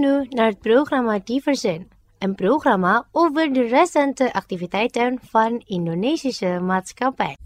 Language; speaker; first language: Dutch; non-native, fluent; Indonesian